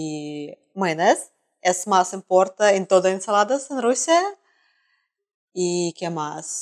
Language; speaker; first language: Spanish; non-native, learner; Russian